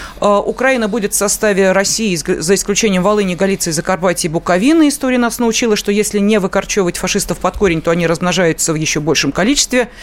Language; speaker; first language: Russian; native; Russian